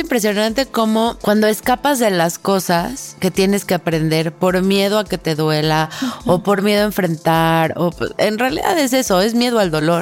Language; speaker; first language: Spanish; native; Spanish